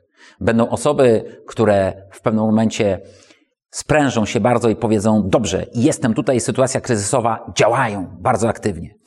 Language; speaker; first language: Polish; native; Polish